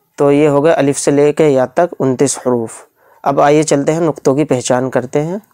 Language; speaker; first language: Urdu; native; Urdu